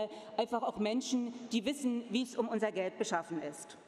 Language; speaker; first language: German; native; German